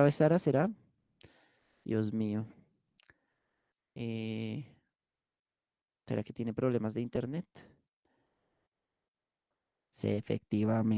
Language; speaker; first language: Spanish; native; Spanish